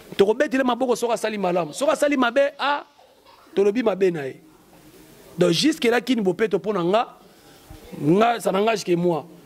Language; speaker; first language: Lingala; native; Lingala